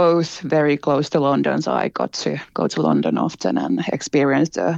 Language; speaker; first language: English; non-native, fluent; Finnish